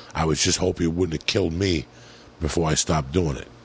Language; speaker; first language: English; native; English